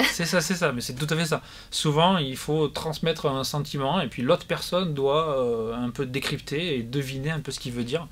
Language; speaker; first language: French; native; French